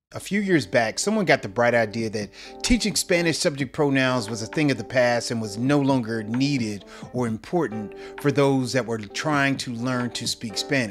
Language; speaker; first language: English; native; English